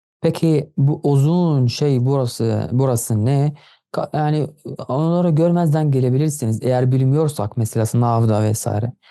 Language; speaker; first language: Turkish; non-native, fluent; Arabic